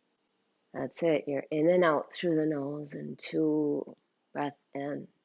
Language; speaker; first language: English; native; English